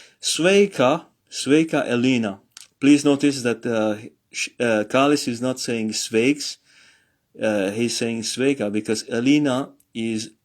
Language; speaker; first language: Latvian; non-native, learner; Morisyen